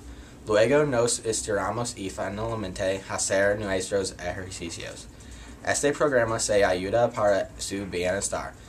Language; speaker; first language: Spanish; non-native, learner; English